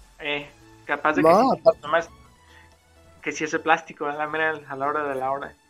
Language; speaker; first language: Spanish; native; Spanish